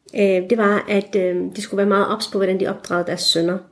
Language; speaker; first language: Danish; early bilingual, other home language; Turkish